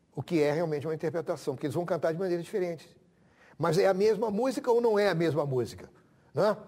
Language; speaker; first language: Portuguese; native; Portuguese